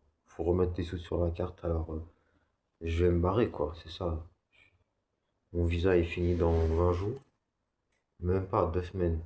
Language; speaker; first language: French; native; French